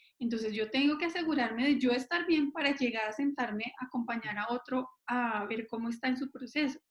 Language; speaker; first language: Spanish; native; Spanish